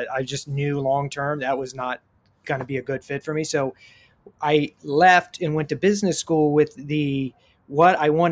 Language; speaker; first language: English; native; English